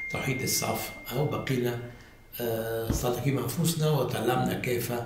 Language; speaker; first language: Arabic; early bilingual, other home language; Italian